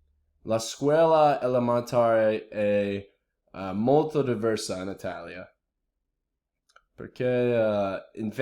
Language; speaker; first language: Italian; non-native, learner; English